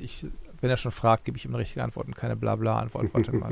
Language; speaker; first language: German; native; German